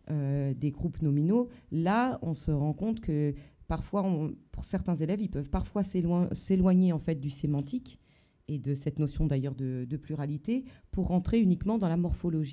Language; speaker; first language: French; native; French